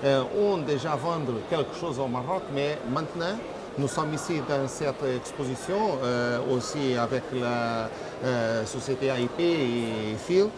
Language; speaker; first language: French; non-native, fluent; Portuguese